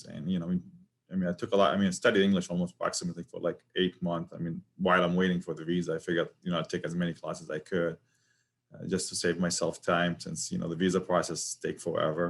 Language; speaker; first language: English; non-native, fluent; Arabic